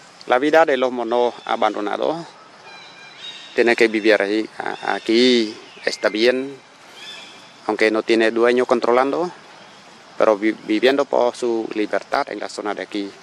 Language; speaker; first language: Spanish; non-native, learner; Khmer